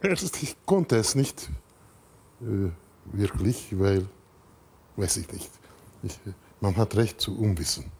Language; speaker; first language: German; non-native, fluent; Hungarian